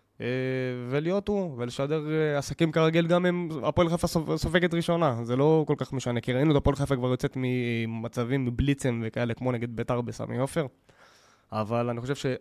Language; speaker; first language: Hebrew; native; Hebrew